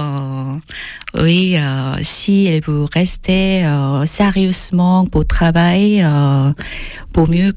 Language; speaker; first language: French; non-native, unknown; Korean